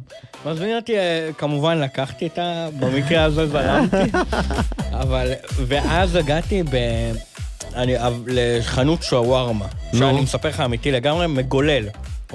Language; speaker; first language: Hebrew; native; Hebrew